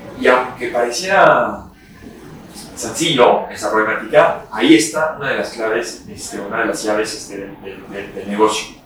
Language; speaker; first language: Spanish; non-native, fluent; French